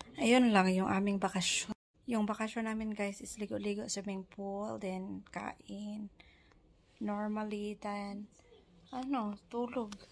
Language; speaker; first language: Filipino; native; Filipino